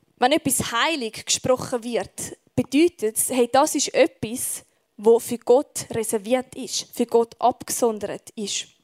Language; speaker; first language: German; native; German